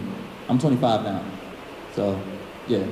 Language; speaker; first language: English; native; English